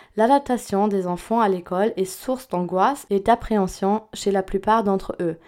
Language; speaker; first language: French; non-native, fluent; German